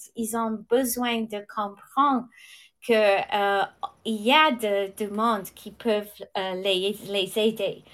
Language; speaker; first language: French; non-native, fluent; English